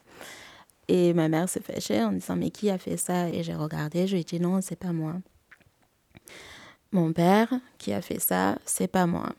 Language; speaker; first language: French; native; French